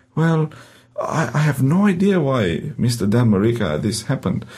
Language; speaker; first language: English; non-native, fluent; Romanian